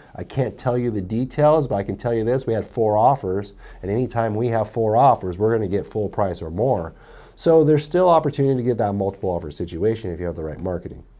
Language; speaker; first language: English; native; English